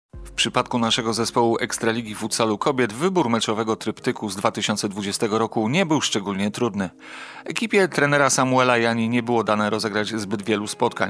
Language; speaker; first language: Polish; native; Polish